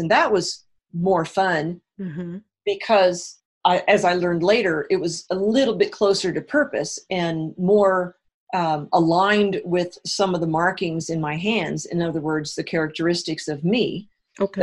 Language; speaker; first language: English; native; English